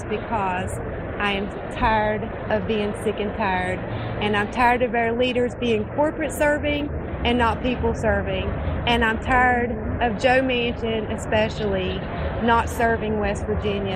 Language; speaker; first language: English; native; English